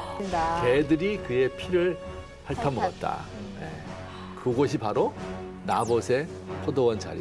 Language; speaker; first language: Korean; native; Korean